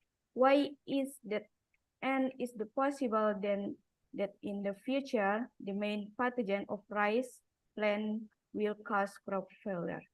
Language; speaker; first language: English; non-native, learner; Indonesian